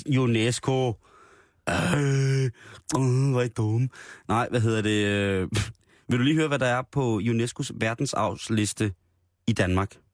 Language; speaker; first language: Danish; native; Danish